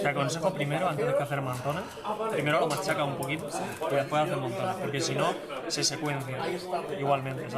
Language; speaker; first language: Spanish; native; Spanish